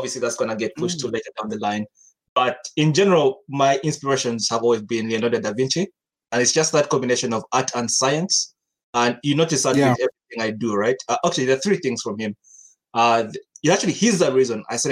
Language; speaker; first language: English; non-native, local second language; Ganda